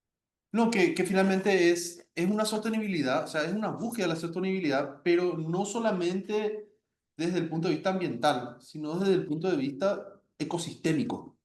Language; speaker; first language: Spanish; native; Spanish